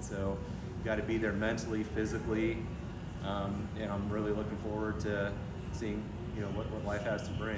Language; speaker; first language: English; native; English